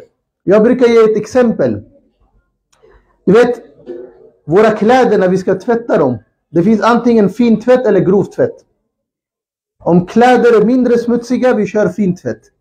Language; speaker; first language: Swedish; non-native, local second language; Urdu